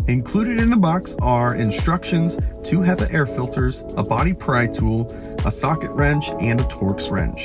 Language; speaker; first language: English; native; English